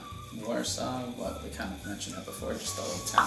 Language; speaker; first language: English; native; English